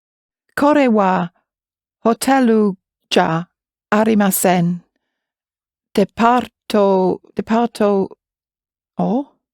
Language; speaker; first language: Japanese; non-native, learner; English